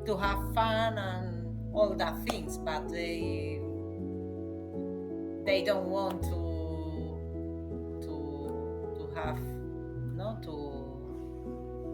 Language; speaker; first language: English; non-native, learner; Spanish